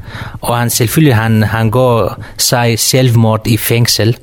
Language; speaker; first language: Danish; non-native, learner; Kurdish